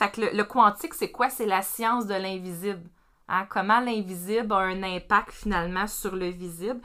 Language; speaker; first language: French; native; French